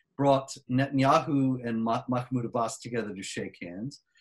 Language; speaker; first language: English; native; English